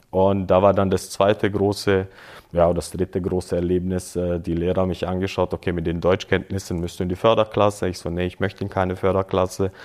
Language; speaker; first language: German; early bilingual, other home language; Croatian